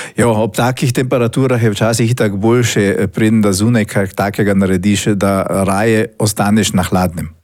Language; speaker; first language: Slovenian; native; Slovenian